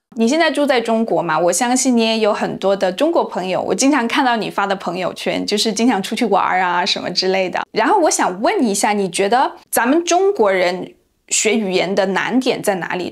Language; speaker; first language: Chinese; native; Chinese